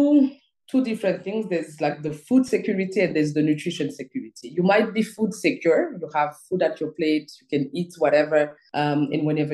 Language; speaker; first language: English; non-native, local second language; Kinyarwanda